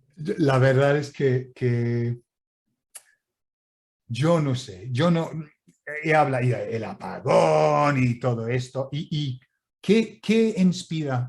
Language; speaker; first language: Spanish; non-native, fluent; English